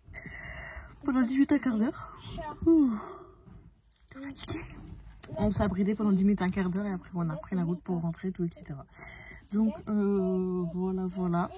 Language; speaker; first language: French; native; French